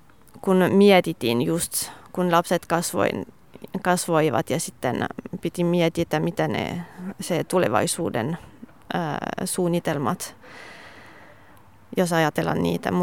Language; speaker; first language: Finnish; non-native, fluent; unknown